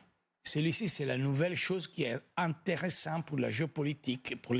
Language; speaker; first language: French; non-native, fluent; Italian